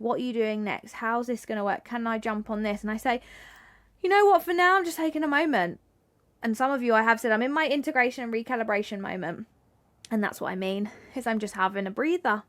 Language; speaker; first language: English; native; English